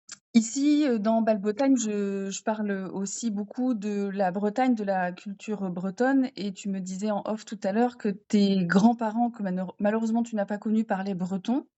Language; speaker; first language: French; native; French